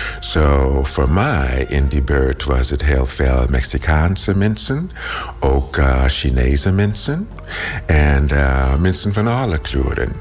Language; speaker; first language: Dutch; non-native, learner; English